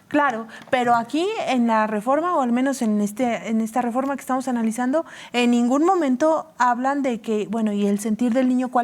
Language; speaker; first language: Spanish; native; Spanish